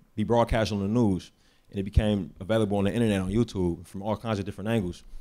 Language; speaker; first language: English; native; English